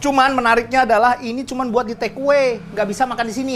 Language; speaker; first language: Indonesian; native; Indonesian